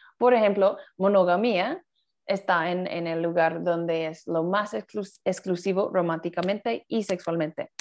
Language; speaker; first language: Spanish; non-native, fluent; English